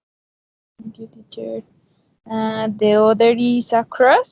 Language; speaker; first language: English; non-native, learner; Spanish